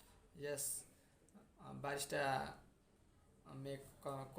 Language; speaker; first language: English; non-native, learner; Nepali